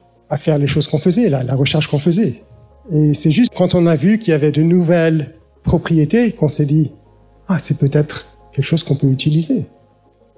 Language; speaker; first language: French; early bilingual, heritage; French